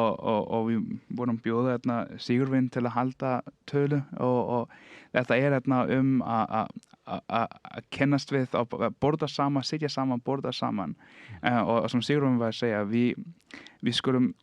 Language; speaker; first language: Icelandic; non-native, learner; Danish